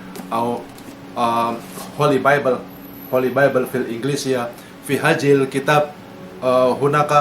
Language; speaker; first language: Arabic; non-native, learner; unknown